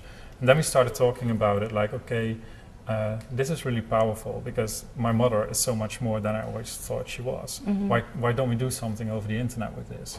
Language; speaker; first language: English; non-native, fluent; Dutch